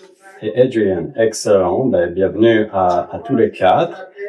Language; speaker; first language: French; native; French